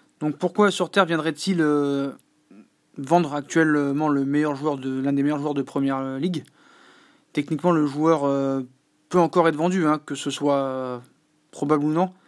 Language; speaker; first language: French; native; French